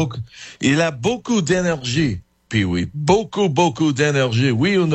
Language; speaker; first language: French; non-native, learner; English